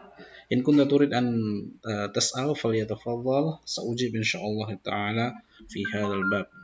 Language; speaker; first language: Arabic; non-native, fluent; Indonesian